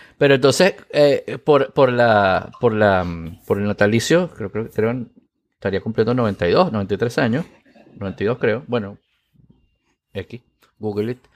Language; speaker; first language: Spanish; native; Spanish